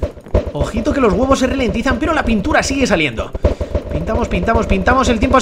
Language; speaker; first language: Spanish; native; Spanish